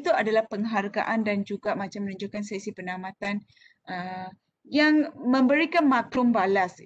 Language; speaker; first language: Malay; non-native, local second language; Tamil